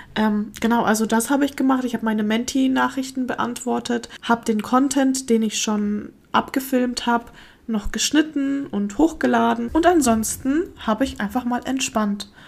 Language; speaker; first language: German; early bilingual, other home language; Russian